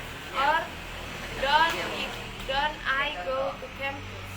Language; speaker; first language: English; non-native, learner; Indonesian